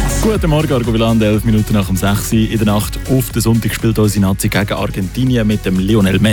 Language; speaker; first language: German; native; German